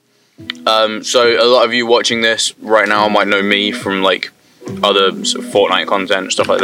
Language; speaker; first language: English; native; English